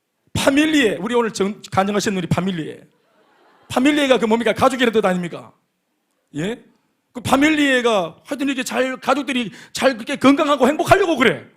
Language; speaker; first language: Korean; native; Korean